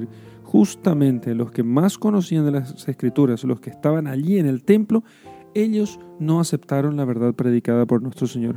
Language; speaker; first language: Spanish; native; Spanish